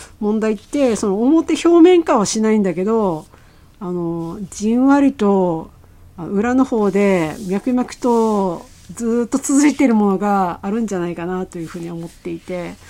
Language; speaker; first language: Japanese; native; Japanese